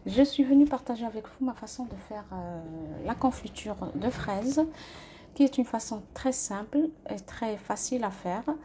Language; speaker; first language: French; non-native, local second language; Arabic